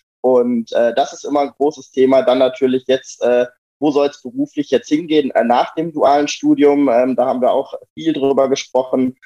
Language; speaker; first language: German; native; German